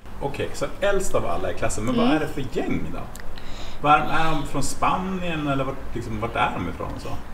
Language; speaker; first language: Swedish; native; Swedish